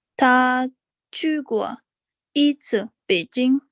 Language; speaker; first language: Chinese; non-native, learner; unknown